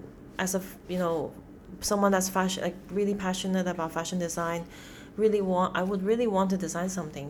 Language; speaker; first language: English; non-native, local second language; Cantonese